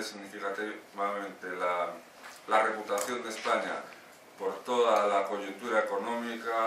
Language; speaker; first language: Spanish; native; Spanish